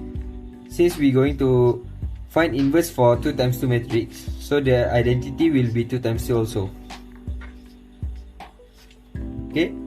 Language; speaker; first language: English; non-native, local second language; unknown